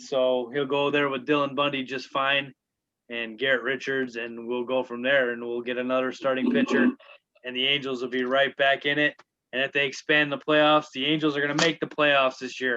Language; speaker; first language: English; native; English